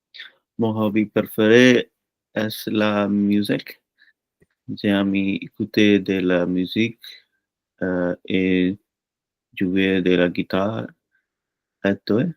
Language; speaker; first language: French; non-native, learner; Hindi